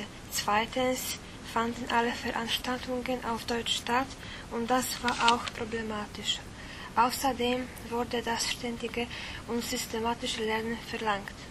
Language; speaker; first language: German; non-native, fluent; Polish